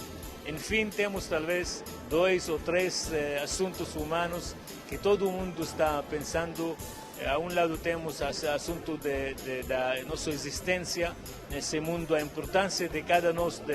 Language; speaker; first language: Portuguese; non-native, fluent; Arabic